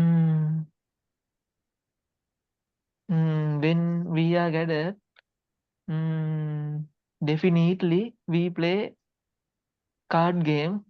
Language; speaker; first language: English; non-native, learner; Sinhala